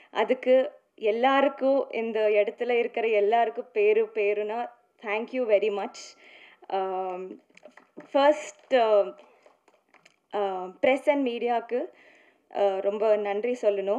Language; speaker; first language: Tamil; non-native, learner; Telugu